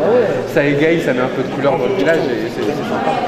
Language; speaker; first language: French; native; French